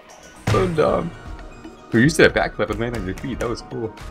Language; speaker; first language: English; native; English